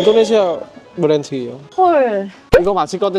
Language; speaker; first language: Korean; non-native, learner; Vietnamese